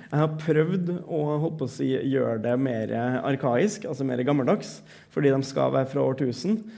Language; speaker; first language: Norwegian; native; Norwegian